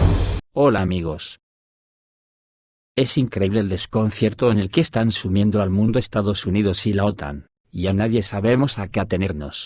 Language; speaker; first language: Spanish; native; Spanish